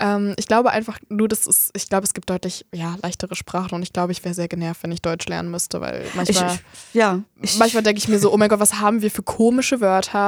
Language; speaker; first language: German; native; German